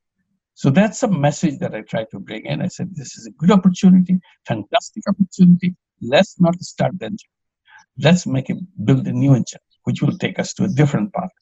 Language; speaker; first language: English; non-native, local second language; Bangla